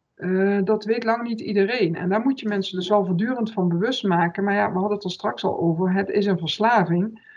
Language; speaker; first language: Dutch; native; Dutch